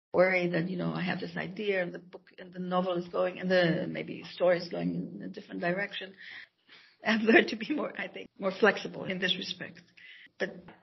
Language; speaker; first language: English; non-native, fluent; Hebrew